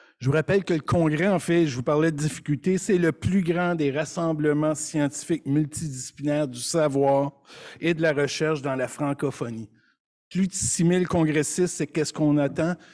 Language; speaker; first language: French; native; French